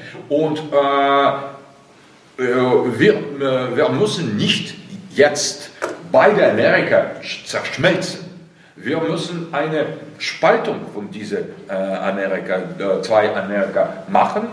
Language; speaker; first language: German; non-native, learner; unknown